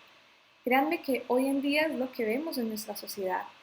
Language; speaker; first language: Spanish; native; Spanish